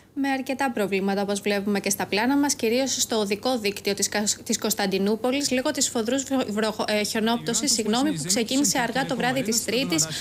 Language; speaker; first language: Greek; native; Greek